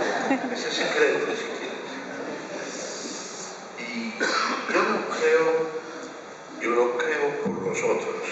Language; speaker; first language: Spanish; non-native, fluent; Dutch